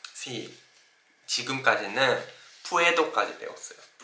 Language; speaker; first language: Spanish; non-native, learner; Japanese